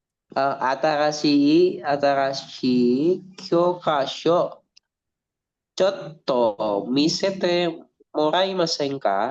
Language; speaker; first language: Japanese; non-native, learner; Indonesian